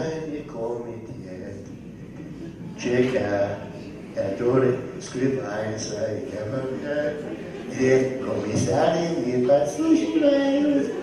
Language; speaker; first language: Russian; non-native, fluent; English